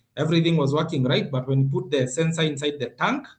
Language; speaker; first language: English; non-native, local second language; Swahili